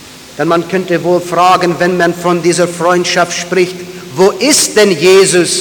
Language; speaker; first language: German; early bilingual, heritage; German